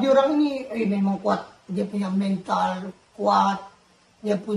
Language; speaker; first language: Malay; non-native, local second language; Filipino